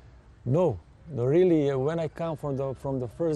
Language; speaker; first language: English; non-native, fluent; Serbian